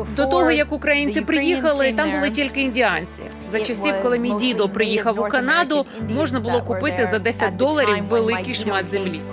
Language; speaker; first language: Ukrainian; non-native, fluent; English